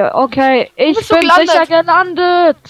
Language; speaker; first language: German; native; German